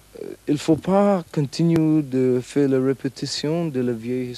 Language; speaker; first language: French; non-native, learner; English